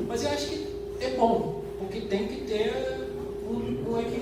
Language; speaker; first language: Portuguese; non-native, fluent; German